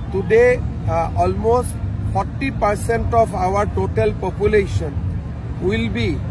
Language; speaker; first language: English; non-native, local second language; Assamese